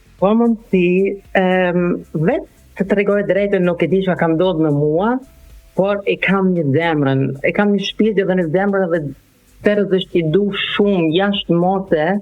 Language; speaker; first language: Albanian; non-native, learner; German